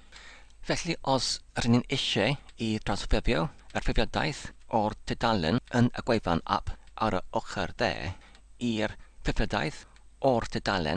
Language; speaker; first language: Welsh; non-native, learner; English